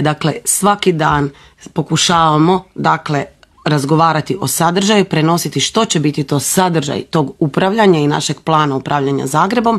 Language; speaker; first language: Croatian; native; Croatian